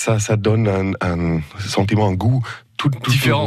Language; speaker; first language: French; non-native, fluent; German